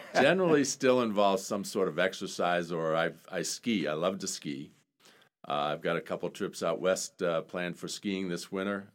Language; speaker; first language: English; native; English